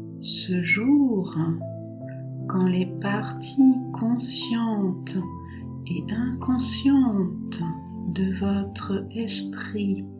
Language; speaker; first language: French; native; French